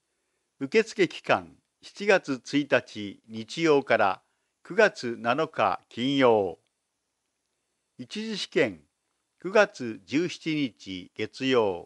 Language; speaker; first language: Japanese; native; Japanese